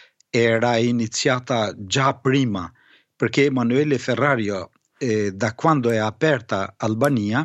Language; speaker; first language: Italian; non-native, fluent; Albanian